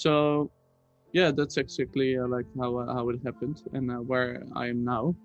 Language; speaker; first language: English; non-native, fluent; Dutch